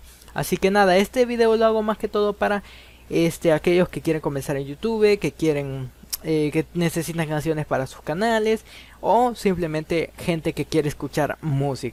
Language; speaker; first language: Spanish; native; Spanish